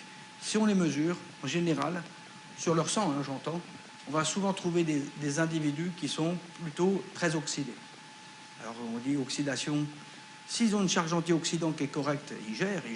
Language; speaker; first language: French; native; French